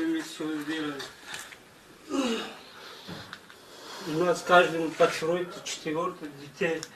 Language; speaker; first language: Russian; non-native, learner; Tajik